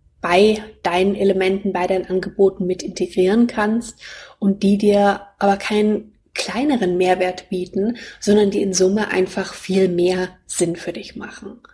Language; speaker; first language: German; native; German